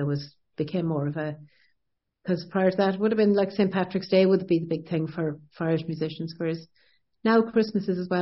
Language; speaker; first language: English; native; English